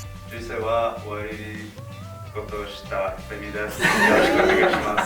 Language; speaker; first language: Japanese; non-native, learner; Hindi